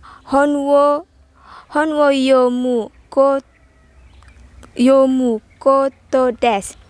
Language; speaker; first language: Japanese; non-native, learner; Indonesian